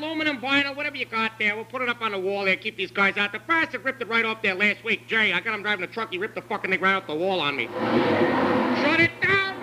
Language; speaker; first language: English; native; English